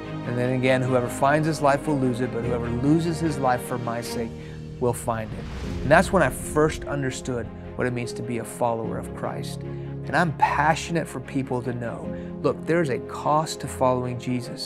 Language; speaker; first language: English; early bilingual, other home language; Persian